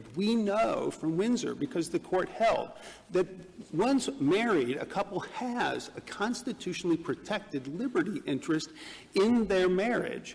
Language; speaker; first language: English; native; English